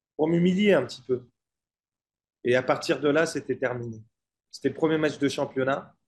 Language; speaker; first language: French; native; French